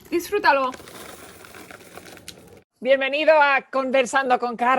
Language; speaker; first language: Spanish; early bilingual, heritage; Spanish